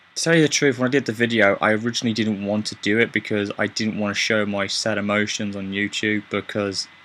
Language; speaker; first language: English; native; English